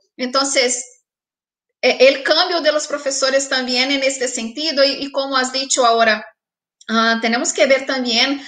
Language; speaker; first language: Spanish; non-native, fluent; Portuguese